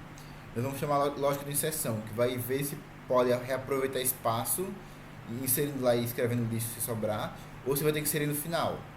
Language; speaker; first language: Portuguese; native; Portuguese